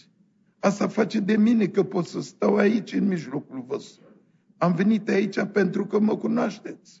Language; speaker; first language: Romanian; non-native, fluent; French